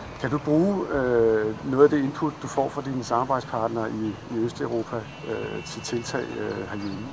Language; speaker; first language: Danish; native; Danish